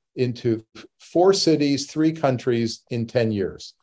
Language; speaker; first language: English; native; English